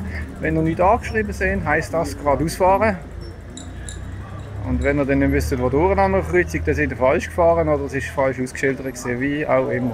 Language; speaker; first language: German; native; German